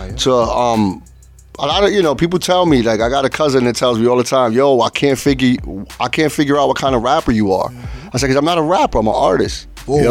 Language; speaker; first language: English; early bilingual, other home language; Spanish